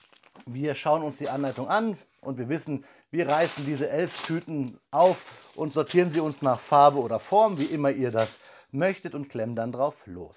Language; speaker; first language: German; native; German